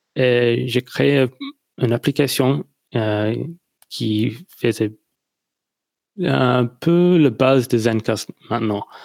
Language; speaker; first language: French; non-native, learner; English